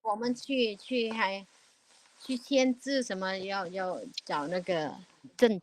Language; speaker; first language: Chinese; non-native, learner; Lao